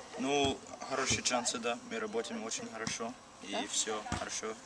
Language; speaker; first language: Russian; non-native, learner; English